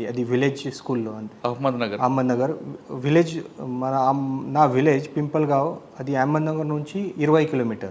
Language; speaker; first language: Telugu; non-native, learner; Marathi